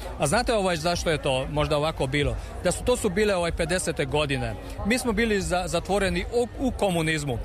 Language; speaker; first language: Serbian; non-native, fluent; Hungarian